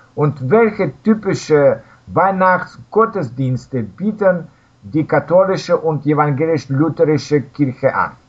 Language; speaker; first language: German; non-native, learner; Russian